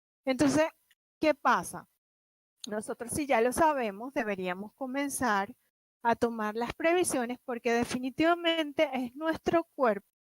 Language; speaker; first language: Spanish; native; Spanish